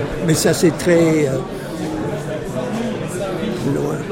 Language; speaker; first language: French; non-native, fluent; English